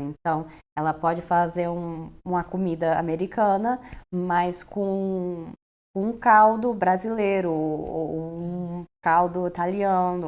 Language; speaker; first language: Portuguese; early bilingual, heritage; Portuguese